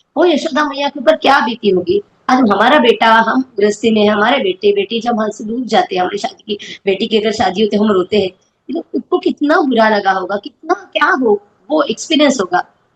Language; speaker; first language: Hindi; non-native, local second language; Marathi